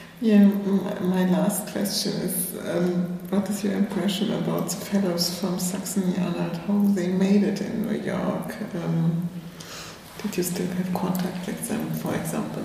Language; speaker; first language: English; non-native, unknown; German